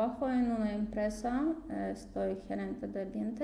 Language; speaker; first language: Spanish; non-native, learner; Russian